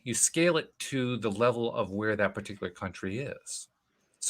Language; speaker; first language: English; native; English